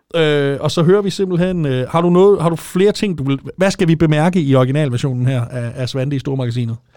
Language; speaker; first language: Danish; native; Danish